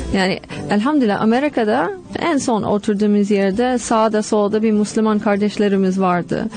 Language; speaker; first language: Turkish; non-native, fluent; English